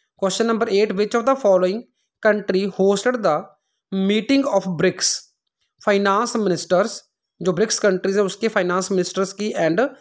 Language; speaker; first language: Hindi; non-native, local second language; Punjabi